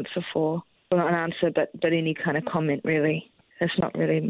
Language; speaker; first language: English; native; English